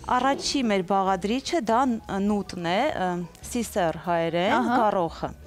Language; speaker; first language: Armenian; native; Armenian